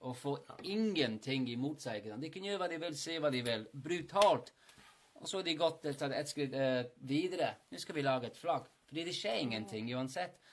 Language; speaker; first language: Norwegian; non-native, fluent; English